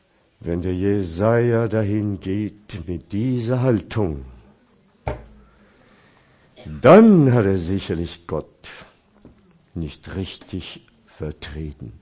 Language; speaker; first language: German; non-native, fluent; Chinese